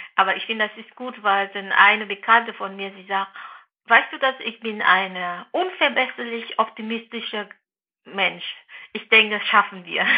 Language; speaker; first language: German; non-native, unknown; Vietnamese